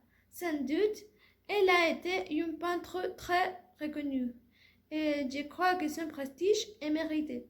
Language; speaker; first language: French; non-native, learner; Spanish